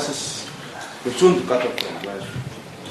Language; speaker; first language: German; non-native, learner; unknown